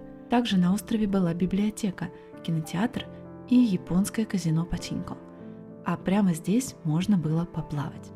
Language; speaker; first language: Russian; native; Russian